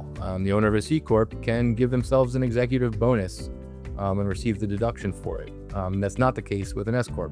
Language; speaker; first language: English; native; English